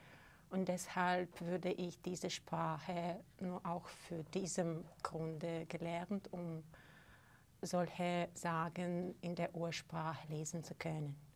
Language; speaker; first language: German; non-native, fluent; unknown